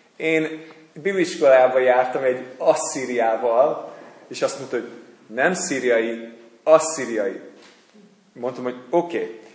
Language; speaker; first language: Hungarian; non-native, fluent; English